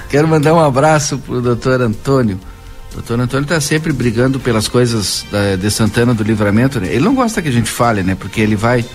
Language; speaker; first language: Portuguese; native; Portuguese